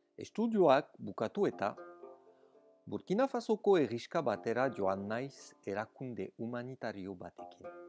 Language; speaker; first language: Basque; native; Basque